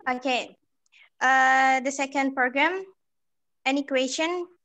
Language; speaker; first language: English; non-native, learner; Indonesian